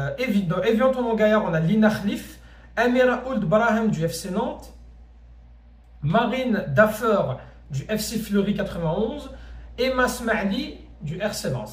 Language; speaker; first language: French; native; French